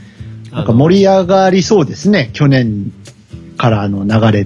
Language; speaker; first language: Japanese; native; Japanese